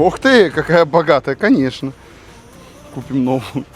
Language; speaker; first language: Russian; native; Russian